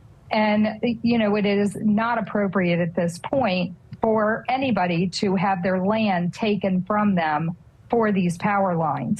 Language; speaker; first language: English; native; English